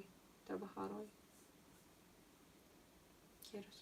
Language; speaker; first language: Spanish; non-native, learner; Russian